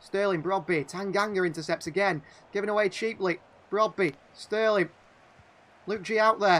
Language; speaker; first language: English; native; English